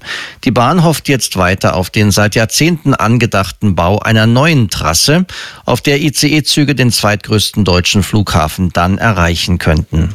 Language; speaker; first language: German; native; German